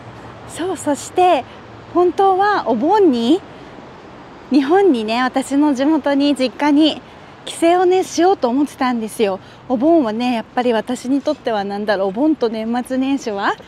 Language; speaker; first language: Japanese; native; Japanese